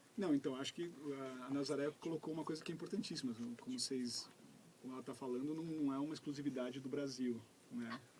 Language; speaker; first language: Portuguese; native; Portuguese